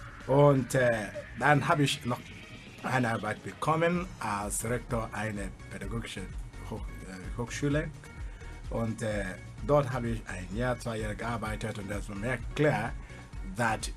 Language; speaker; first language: German; non-native, fluent; Igbo